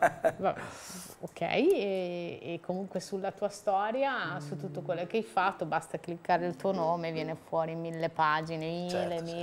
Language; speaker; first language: Italian; native; Italian